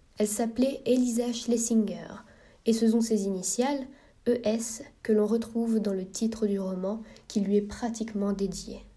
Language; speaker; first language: French; native; French